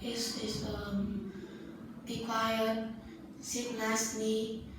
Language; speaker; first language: English; non-native, learner; Vietnamese